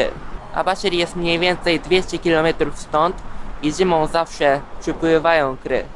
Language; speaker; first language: Polish; non-native, fluent; Japanese